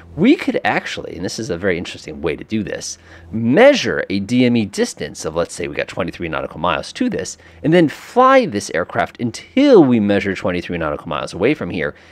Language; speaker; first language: English; native; English